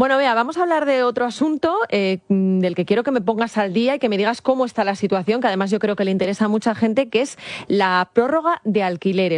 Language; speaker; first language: Spanish; native; Spanish